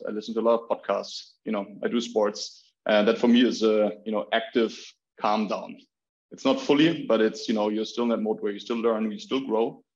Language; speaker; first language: English; non-native, fluent; German